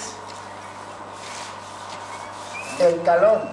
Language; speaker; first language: Spanish; non-native, learner; French